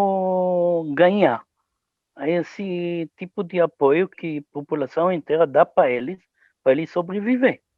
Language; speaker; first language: Portuguese; non-native, learner; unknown